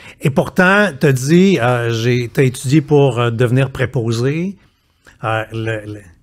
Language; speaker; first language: French; native; French